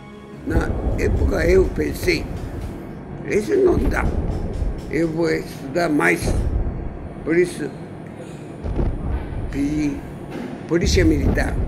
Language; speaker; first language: Portuguese; non-native, learner; Japanese